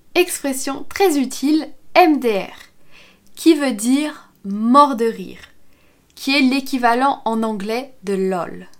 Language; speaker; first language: French; native; French